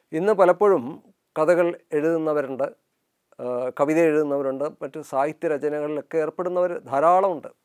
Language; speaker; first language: Malayalam; native; Malayalam